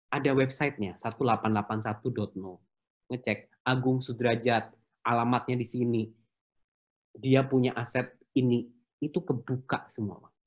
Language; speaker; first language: Indonesian; native; Indonesian